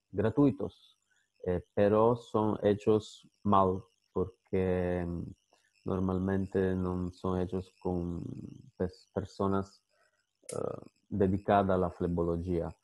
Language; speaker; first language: Spanish; non-native, fluent; Italian